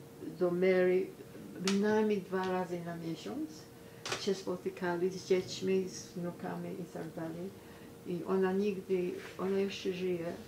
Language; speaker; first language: Polish; early bilingual, heritage; Polish